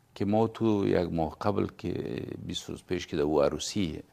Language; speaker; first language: Persian; native; Persian